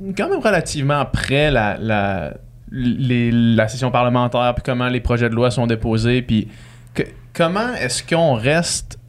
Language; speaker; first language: French; native; French